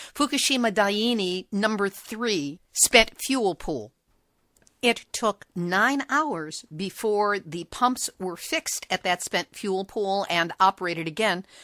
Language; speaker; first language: English; native; English